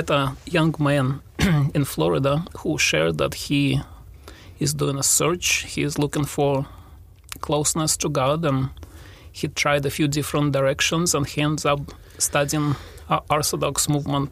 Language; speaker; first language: English; non-native, fluent; Russian